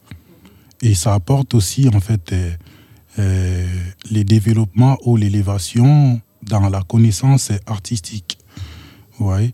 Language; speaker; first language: French; non-native, local second language; Lingala